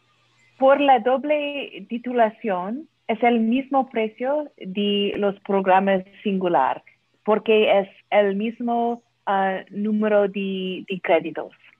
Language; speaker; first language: Spanish; non-native, learner; English